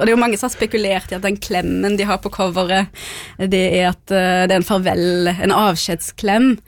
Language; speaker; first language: Norwegian; early bilingual, other home language; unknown